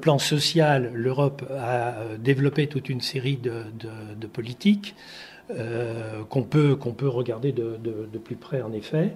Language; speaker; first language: French; native; French